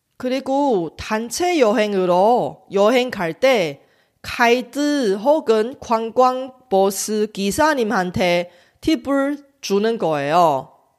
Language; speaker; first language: Korean; non-native, fluent; Chinese